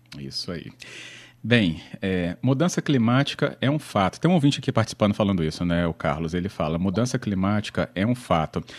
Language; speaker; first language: Portuguese; native; Portuguese